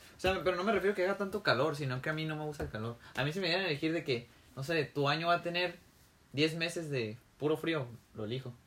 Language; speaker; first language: Spanish; native; Spanish